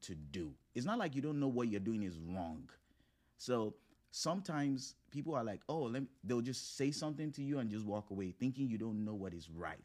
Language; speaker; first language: English; non-native, local second language; Yoruba